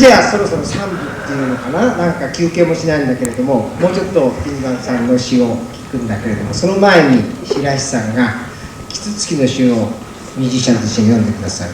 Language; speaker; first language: Japanese; native; Japanese